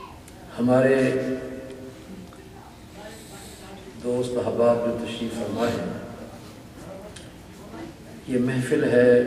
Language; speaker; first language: Urdu; native; Urdu